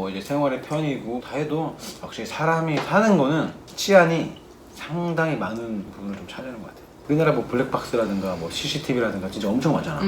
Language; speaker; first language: Korean; native; Korean